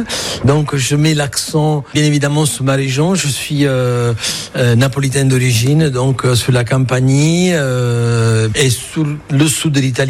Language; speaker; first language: French; non-native, fluent; Italian